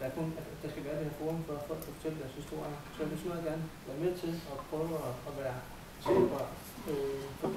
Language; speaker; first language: Danish; native; Danish